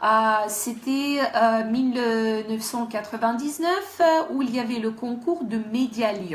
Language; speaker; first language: French; non-native, fluent; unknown